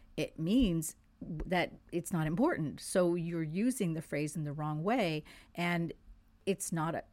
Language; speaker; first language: English; non-native, fluent; French